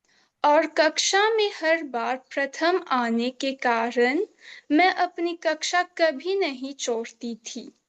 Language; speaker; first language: Hindi; non-native, local second language; Morisyen